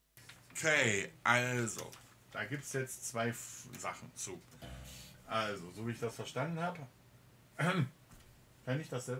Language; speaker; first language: German; native; German